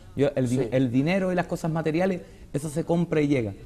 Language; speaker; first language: Spanish; native; Spanish